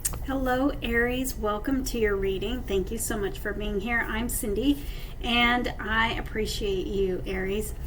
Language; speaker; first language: English; native; English